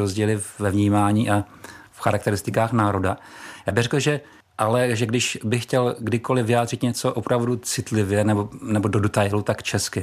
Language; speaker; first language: Czech; native; Czech